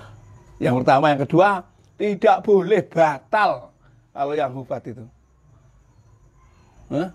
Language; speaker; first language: Indonesian; non-native, local second language; Javanese